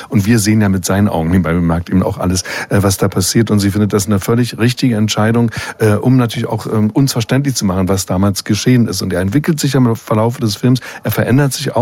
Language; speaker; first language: German; native; German